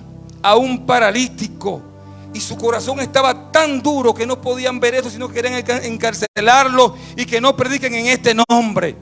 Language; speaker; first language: Spanish; native; Spanish